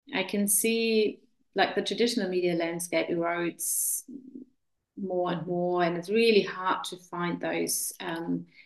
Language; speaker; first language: English; non-native, fluent; German